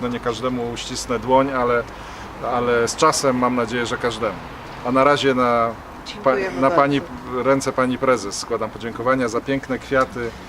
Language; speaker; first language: Polish; native; Polish